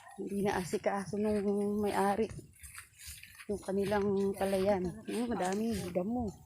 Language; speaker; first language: Filipino; non-native, local second language; Kinaray-a